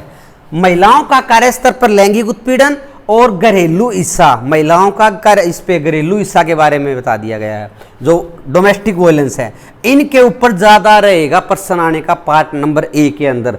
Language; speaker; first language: Hindi; native; Hindi